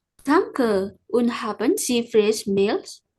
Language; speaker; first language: German; non-native, learner; Indonesian